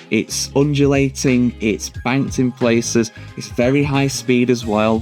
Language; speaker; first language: English; native; English